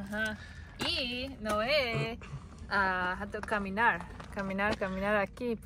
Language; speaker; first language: Spanish; non-native, learner; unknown